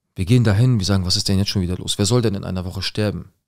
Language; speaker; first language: German; native; German